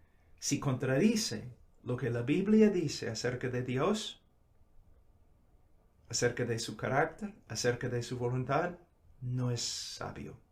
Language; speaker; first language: Spanish; non-native, fluent; English